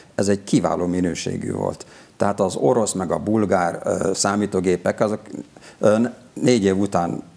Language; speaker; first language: Hungarian; native; Hungarian